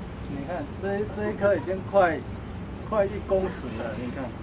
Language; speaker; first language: Chinese; native; Chinese